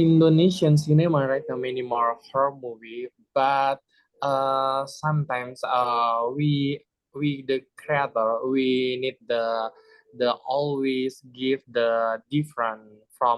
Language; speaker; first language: English; non-native, learner; Indonesian